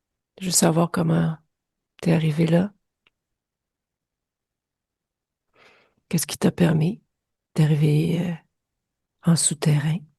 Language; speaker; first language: French; native; French